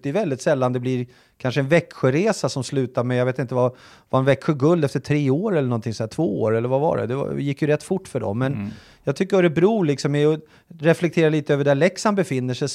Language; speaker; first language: Swedish; native; Swedish